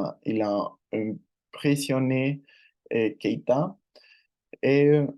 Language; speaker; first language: French; non-native, learner; Spanish